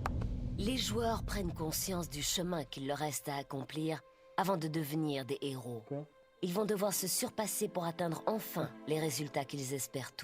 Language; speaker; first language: French; native; French